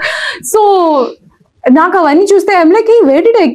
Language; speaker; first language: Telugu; non-native, learner; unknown